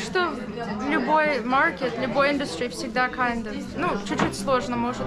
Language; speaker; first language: Russian; early bilingual, heritage; Russian